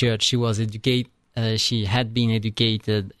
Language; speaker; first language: English; non-native, fluent; French